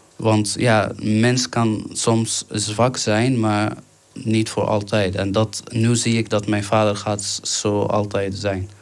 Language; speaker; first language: Dutch; non-native, fluent; Arabic